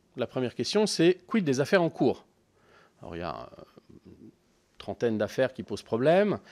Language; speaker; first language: French; native; French